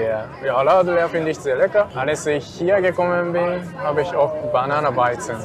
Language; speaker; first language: German; non-native, learner; Japanese